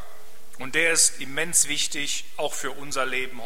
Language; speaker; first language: German; native; German